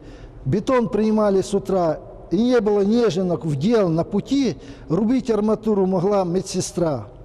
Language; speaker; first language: Russian; non-native, local second language; Ukrainian